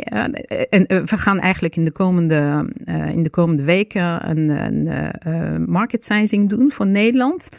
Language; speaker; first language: Dutch; non-native, fluent; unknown